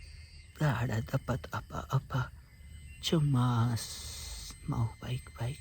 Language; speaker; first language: Indonesian; non-native, fluent; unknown